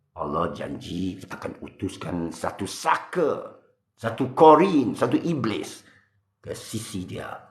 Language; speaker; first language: Malay; non-native, local second language; Min Nan Chinese